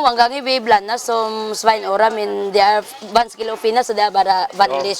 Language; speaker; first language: Norwegian; non-native, learner; Filipino